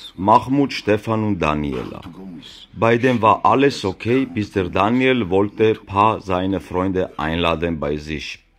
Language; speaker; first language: German; non-native, learner; Georgian